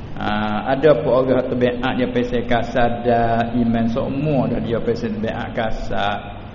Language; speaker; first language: Malay; native; Malay